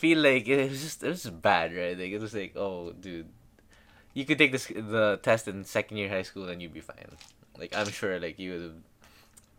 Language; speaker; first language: English; non-native, local second language; Filipino